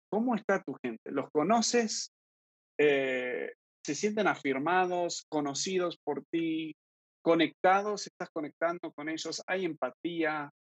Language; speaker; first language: Spanish; early bilingual, other home language; English